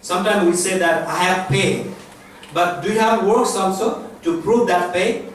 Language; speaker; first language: English; non-native, local second language; Nepali